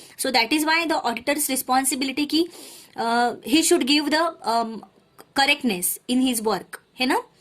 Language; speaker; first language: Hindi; non-native, local second language; Marathi